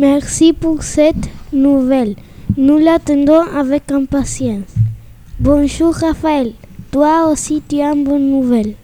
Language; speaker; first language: French; non-native, learner; Spanish